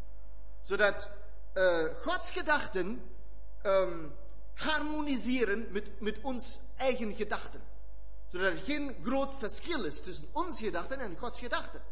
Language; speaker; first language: Dutch; non-native, fluent; German